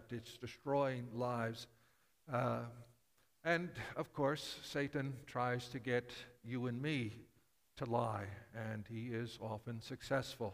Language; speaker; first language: English; native; English